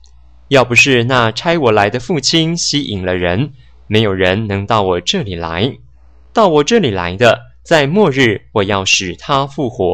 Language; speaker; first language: Chinese; native; Chinese